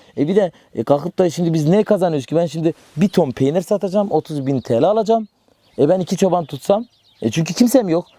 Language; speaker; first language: Turkish; native; Turkish